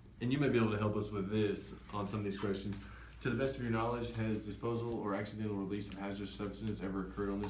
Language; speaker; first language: English; native; English